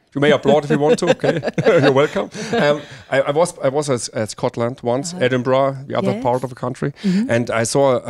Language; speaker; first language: English; non-native, learner; German